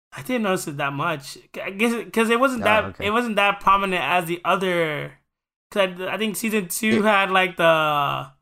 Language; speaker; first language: English; early bilingual, other home language; Spanish